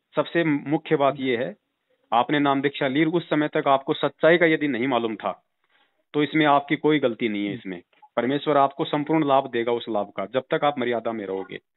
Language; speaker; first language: Hindi; native; Hindi